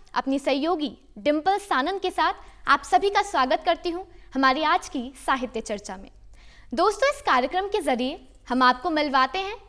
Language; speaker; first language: Hindi; native; Hindi